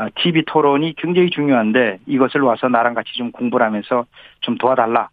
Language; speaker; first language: Korean; native; Korean